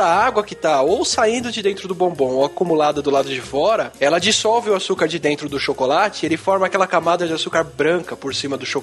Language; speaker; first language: Portuguese; native; Portuguese